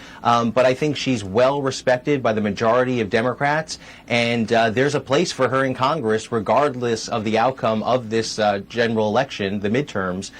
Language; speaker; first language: English; native; English